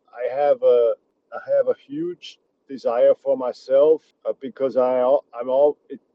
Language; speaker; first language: English; early bilingual, other home language; Czech